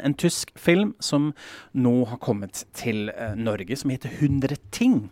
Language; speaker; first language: Norwegian; non-native, fluent; German